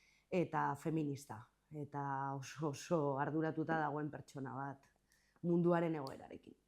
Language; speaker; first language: Basque; native; Basque